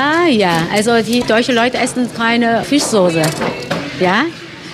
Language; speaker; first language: German; non-native, learner; Vietnamese